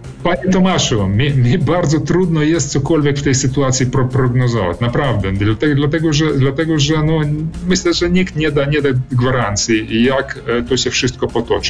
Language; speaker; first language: Polish; early bilingual, heritage; Polish